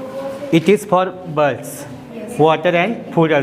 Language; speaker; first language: English; non-native, local second language; Hindi